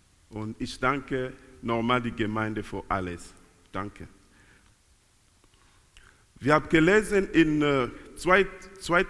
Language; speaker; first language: German; non-native, learner; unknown